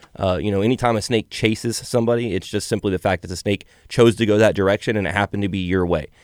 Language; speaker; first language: English; native; English